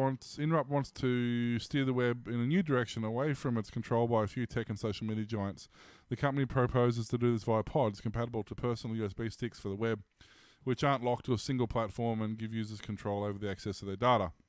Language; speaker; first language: English; native; English